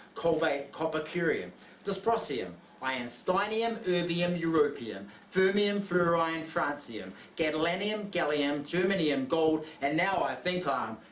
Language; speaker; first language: English; native; English